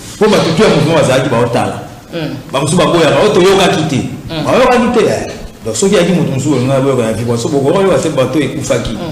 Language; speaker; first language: Lingala; native; Lingala